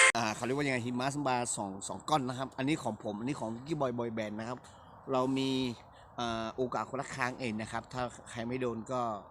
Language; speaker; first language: Thai; non-native, local second language; Akha